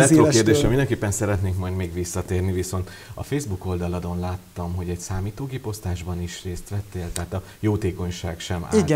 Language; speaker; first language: Hungarian; native; Hungarian